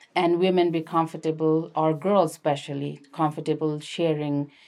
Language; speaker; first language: English; non-native, local second language; Nepali